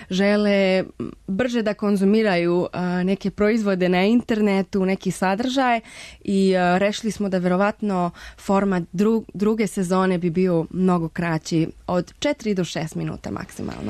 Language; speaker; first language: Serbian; non-native, fluent; Spanish